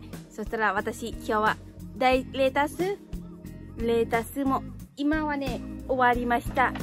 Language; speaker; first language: Japanese; non-native, learner; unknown